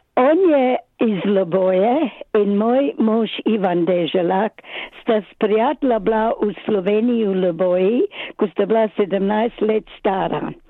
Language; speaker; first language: Slovenian; early bilingual, other home language; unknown